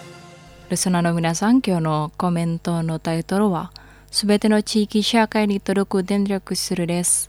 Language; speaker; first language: Japanese; non-native, fluent; Indonesian